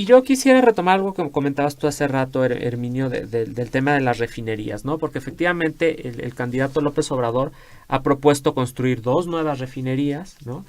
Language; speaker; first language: Spanish; native; Spanish